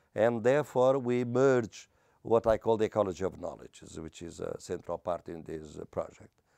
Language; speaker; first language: English; non-native, fluent; Portuguese